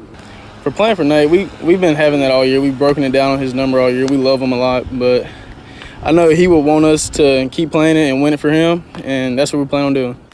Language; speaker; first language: English; native; English